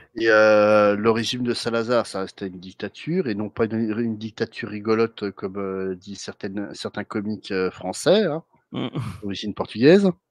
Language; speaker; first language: French; native; French